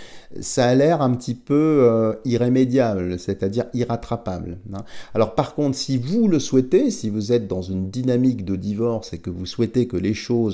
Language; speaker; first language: French; native; French